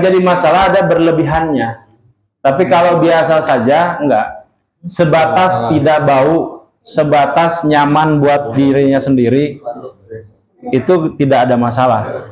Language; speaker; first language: Indonesian; non-native, local second language; Sundanese